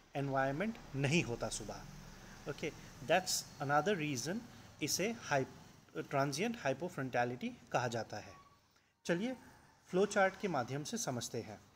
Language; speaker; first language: Hindi; non-native, local second language; Assamese